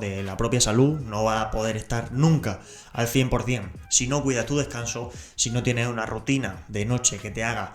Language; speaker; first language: Spanish; native; Spanish